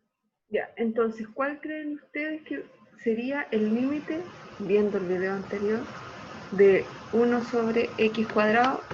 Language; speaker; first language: Spanish; native; Spanish